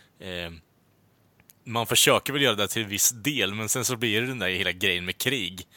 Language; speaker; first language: Swedish; native; Swedish